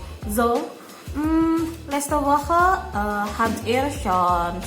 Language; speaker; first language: German; non-native, learner; Indonesian